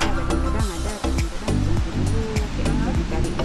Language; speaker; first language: Indonesian; non-native, local second language; Achinese